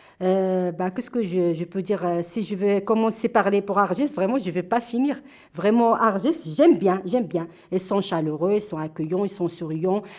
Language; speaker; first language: French; non-native, local second language; Arabic